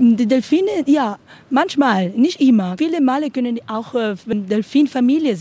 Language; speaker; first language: German; non-native, learner; Spanish